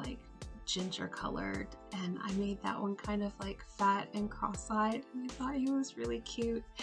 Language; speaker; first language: English; native; English